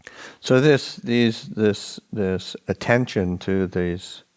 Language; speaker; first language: English; native; English